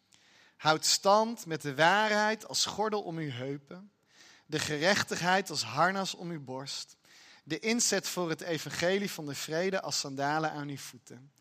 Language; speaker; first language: Dutch; native; Dutch